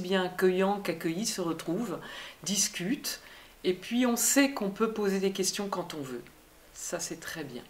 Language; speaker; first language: French; native; French